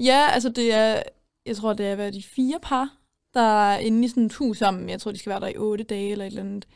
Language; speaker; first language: Danish; native; Danish